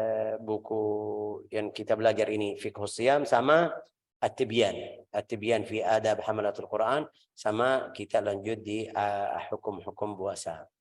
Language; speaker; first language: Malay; non-native, fluent; Arabic